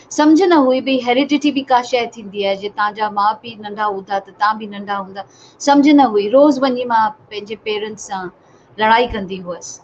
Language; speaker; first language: Sindhi; native; Sindhi